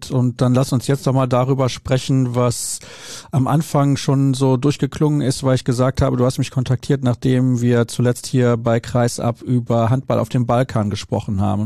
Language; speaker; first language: German; native; German